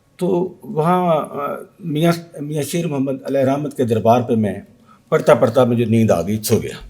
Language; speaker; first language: Urdu; non-native, local second language; Punjabi